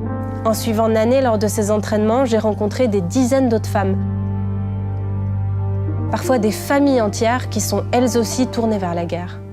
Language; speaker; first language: French; native; French